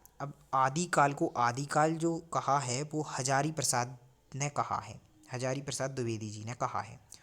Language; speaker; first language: Hindi; native; Hindi